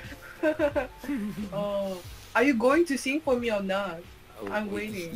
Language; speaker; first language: English; non-native, fluent; Uzbek